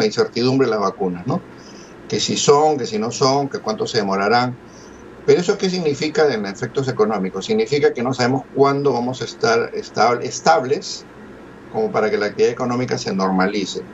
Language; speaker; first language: Spanish; native; Spanish